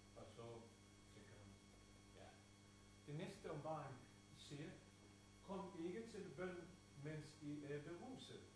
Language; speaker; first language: Danish; non-native, fluent; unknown